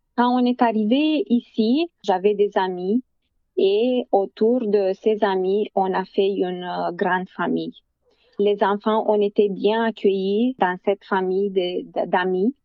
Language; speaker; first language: French; non-native, fluent; Romanian